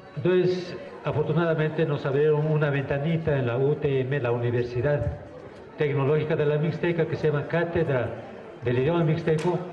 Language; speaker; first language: Spanish; non-native, local second language; Mixtepec Mixtec